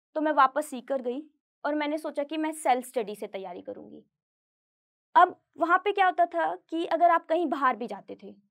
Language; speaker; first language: Hindi; native; Hindi